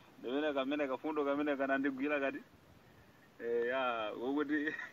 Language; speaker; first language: Nyanja; non-native, local second language; Yao